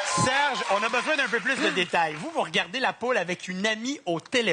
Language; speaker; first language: French; native; French